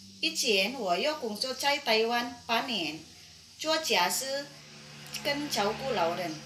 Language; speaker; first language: Chinese; non-native, learner; Indonesian